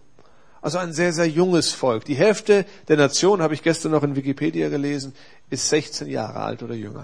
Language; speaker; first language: German; native; German